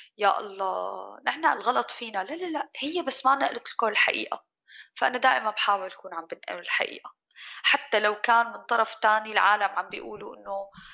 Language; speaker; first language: Arabic; native; Arabic